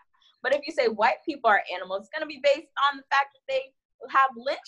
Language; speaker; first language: English; native; English